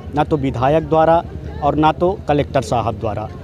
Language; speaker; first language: Hindi; native; Hindi